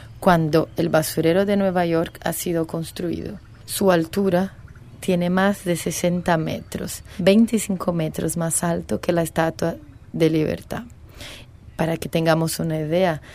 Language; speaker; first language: Spanish; non-native, fluent; Portuguese